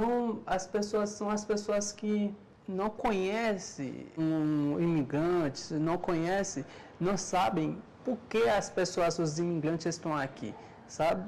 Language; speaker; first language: Portuguese; non-native, learner; Haitian Creole